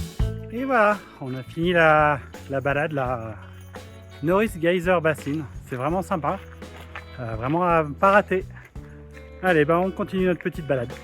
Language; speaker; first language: French; native; French